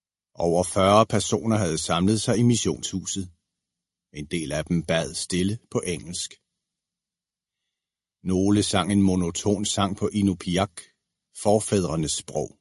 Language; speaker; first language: Danish; native; Danish